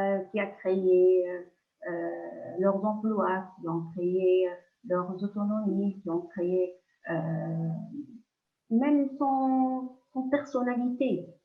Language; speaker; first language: French; non-native, local second language; Arabic